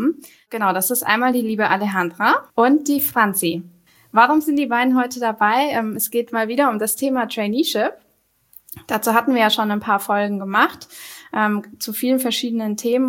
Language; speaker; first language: German; native; German